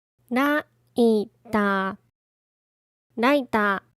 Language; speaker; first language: Japanese; native; Japanese